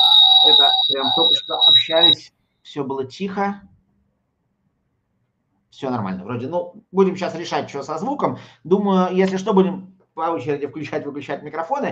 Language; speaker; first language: Russian; native; Russian